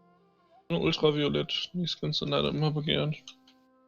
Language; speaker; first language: German; native; German